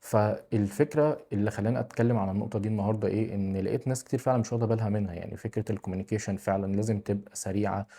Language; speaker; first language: Arabic; native; Arabic